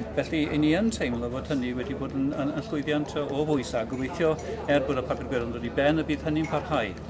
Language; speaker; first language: Welsh; native; Welsh